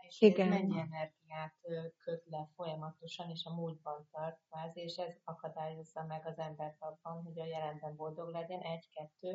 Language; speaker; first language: Hungarian; native; Hungarian